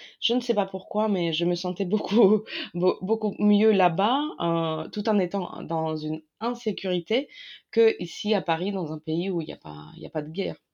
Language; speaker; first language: French; non-native, fluent; Ukrainian